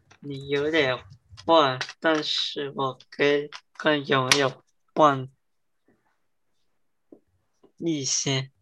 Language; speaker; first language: Chinese; early bilingual, heritage; Chinese